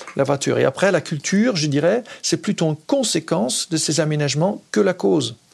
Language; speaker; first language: French; non-native, fluent; Dutch